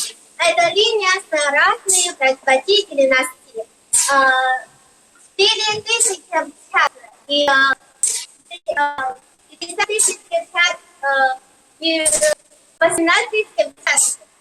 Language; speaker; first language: Russian; non-native, learner; Chinese